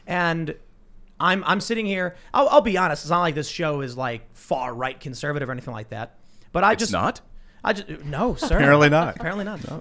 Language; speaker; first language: English; native; English